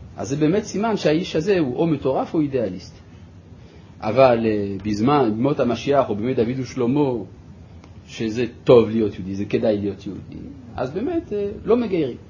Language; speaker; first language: Hebrew; non-native, fluent; French